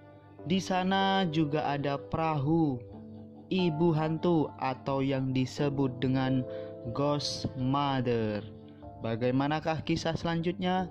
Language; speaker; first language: Indonesian; native; Indonesian